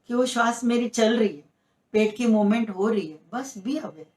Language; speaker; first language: Hindi; non-native, local second language; Marathi